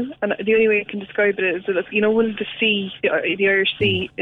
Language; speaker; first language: English; native; English